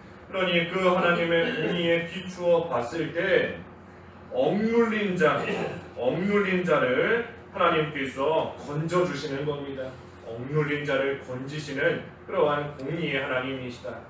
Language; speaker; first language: Korean; native; Korean